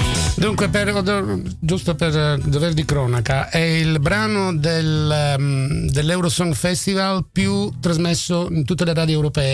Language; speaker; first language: Italian; native; Italian